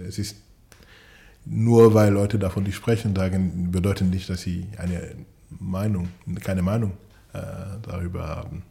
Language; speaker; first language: German; non-native, fluent; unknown